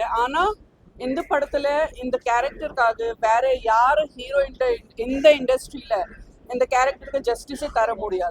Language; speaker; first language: Tamil; non-native, fluent; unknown